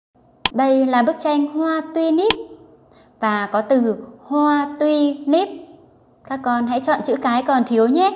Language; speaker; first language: Vietnamese; native; Vietnamese